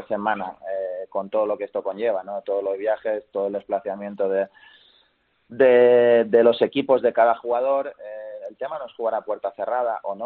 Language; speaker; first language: Spanish; native; Spanish